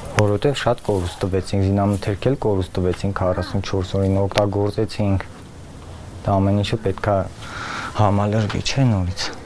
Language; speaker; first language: Armenian; native; Armenian